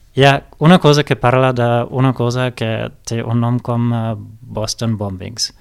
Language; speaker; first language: Catalan; non-native, fluent; German